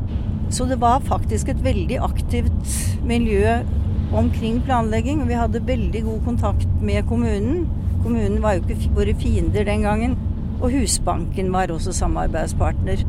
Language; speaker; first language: Norwegian; native; Norwegian